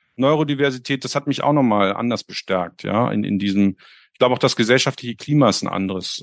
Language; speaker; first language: German; native; German